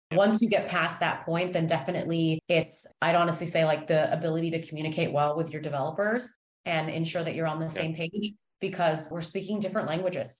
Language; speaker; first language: English; native; English